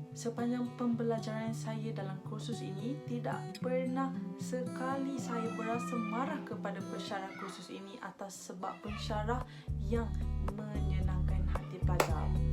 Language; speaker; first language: Malay; native; Malay